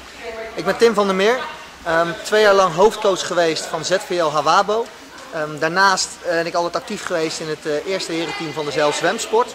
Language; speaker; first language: Dutch; native; Dutch